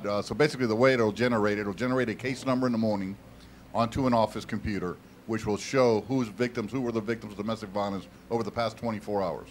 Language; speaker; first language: English; native; English